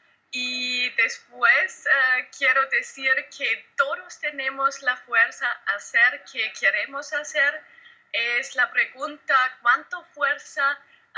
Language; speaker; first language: Spanish; non-native, learner; German